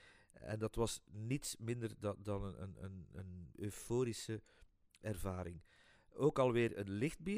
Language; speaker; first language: Dutch; native; Dutch